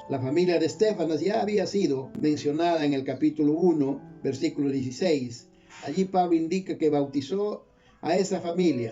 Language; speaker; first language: Spanish; native; Spanish